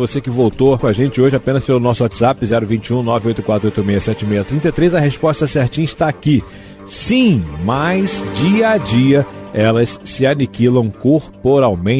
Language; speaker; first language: Portuguese; native; Portuguese